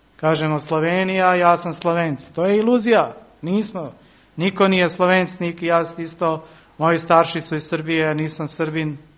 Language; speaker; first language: Serbian; early bilingual, heritage; Serbian